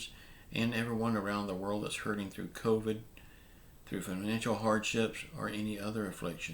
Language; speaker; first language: English; native; English